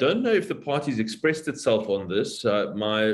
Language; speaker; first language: English; native; English